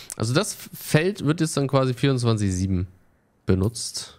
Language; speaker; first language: German; native; German